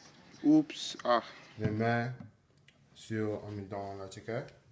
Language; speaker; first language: French; non-native, learner; English